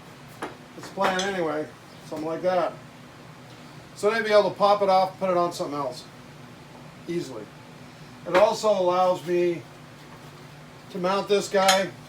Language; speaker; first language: English; native; English